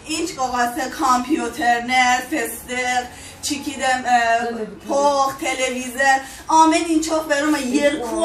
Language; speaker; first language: Armenian; non-native, learner; Persian